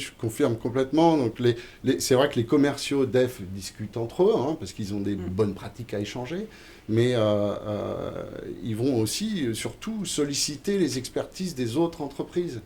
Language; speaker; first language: French; native; French